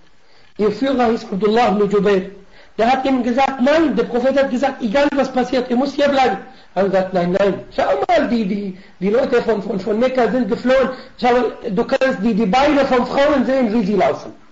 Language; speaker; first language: German; non-native, fluent; Arabic